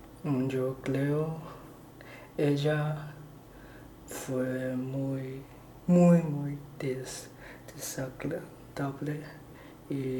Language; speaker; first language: Spanish; non-native, learner; Chinese